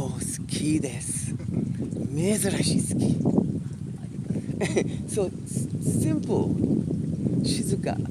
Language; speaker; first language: Japanese; non-native, learner; English